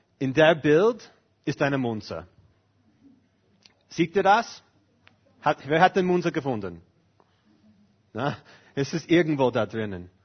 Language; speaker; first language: German; non-native, fluent; English